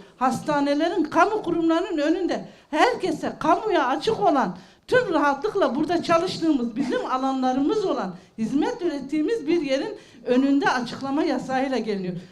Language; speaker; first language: Turkish; non-native, local second language; Kurdish